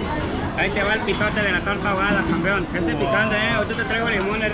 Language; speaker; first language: Spanish; native; Spanish